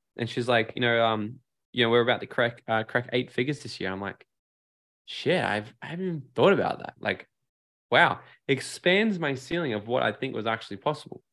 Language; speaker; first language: English; native; English